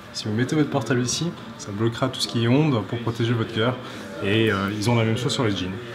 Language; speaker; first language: French; native; French